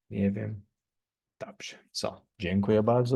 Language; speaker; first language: Polish; non-native, learner; English